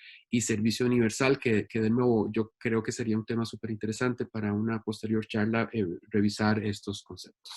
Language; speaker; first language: Spanish; native; Spanish